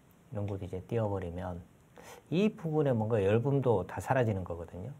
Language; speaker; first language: Korean; native; Korean